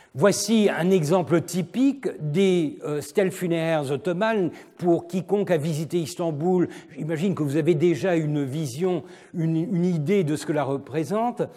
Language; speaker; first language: French; non-native, fluent; Turkish